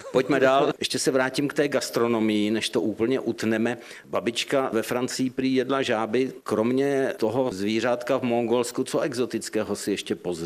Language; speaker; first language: Czech; native; Czech